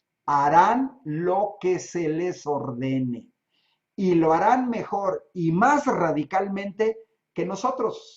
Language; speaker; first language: Spanish; native; Spanish